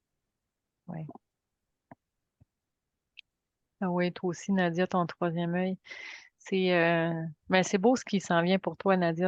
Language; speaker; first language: French; native; French